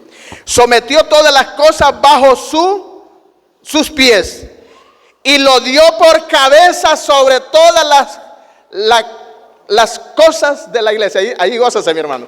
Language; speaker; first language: Spanish; native; Spanish